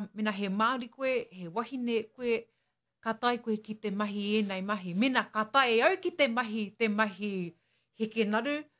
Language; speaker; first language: Māori; non-native, local second language; English